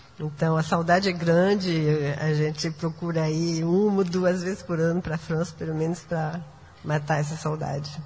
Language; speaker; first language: Portuguese; non-native, fluent; French